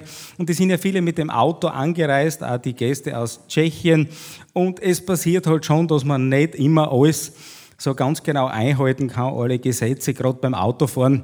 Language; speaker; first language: German; native; German